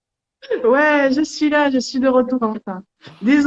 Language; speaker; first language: French; native; French